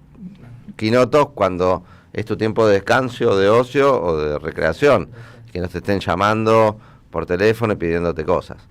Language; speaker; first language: Spanish; native; Spanish